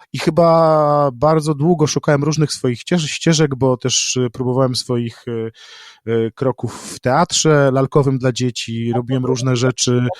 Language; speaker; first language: Polish; native; Polish